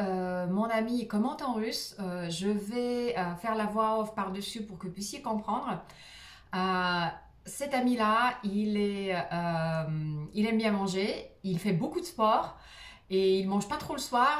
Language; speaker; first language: French; non-native, fluent; Russian